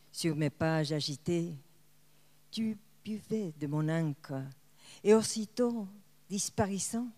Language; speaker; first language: French; non-native, fluent; Spanish